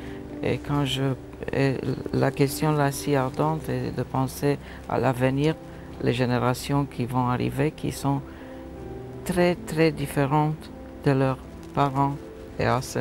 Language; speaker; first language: French; non-native, fluent; Romanian